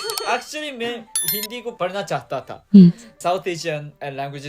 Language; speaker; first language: Hindi; non-native, fluent; Japanese